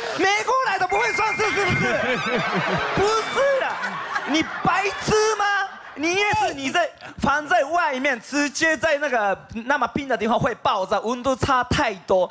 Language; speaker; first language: Chinese; non-native, fluent; Japanese